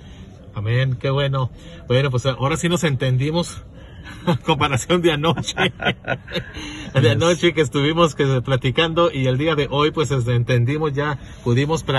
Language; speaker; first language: Spanish; native; Spanish